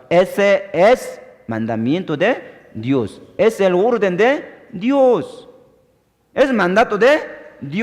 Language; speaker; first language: Spanish; non-native, fluent; Korean